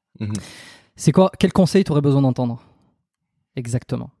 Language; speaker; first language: French; native; French